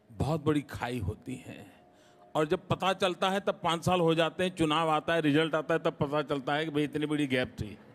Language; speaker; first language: Hindi; non-native, local second language; Gujarati